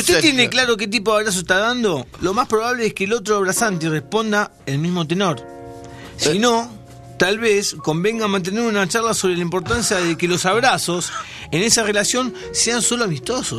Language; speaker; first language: Spanish; native; Spanish